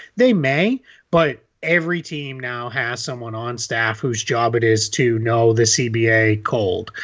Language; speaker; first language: English; native; English